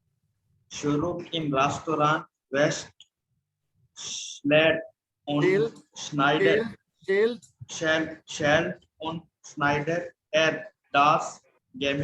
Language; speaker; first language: German; non-native, learner; Hindi